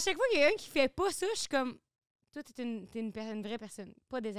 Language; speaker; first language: French; native; French